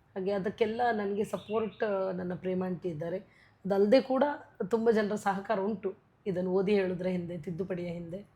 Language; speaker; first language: Kannada; non-native, local second language; Tulu